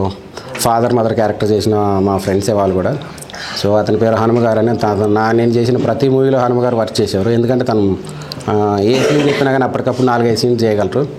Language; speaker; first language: Telugu; native; Telugu